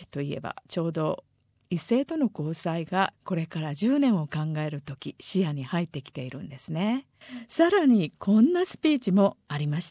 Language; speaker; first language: Japanese; native; Japanese